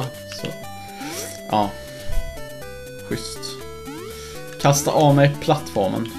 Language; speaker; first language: Swedish; native; Swedish